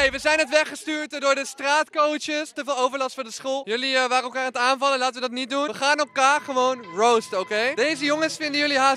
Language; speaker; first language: Dutch; native; Dutch